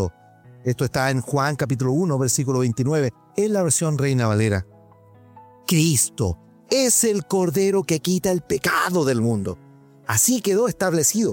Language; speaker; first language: Spanish; native; Spanish